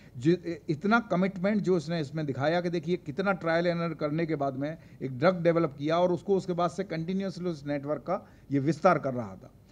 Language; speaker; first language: Hindi; native; Hindi